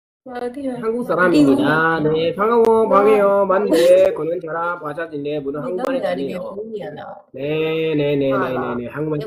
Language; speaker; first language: Korean; non-native, learner; Thai